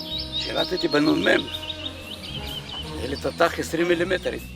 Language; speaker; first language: Hebrew; non-native, fluent; Russian